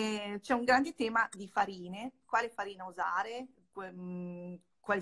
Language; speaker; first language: Italian; native; Italian